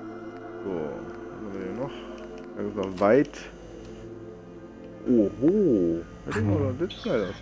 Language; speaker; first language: German; native; German